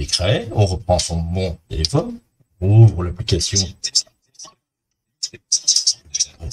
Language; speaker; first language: French; native; French